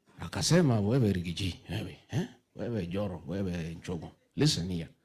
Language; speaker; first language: Swahili; non-native, local second language; Kikuyu